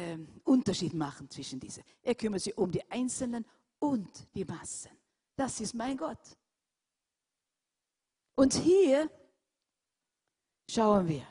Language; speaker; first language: German; non-native, fluent; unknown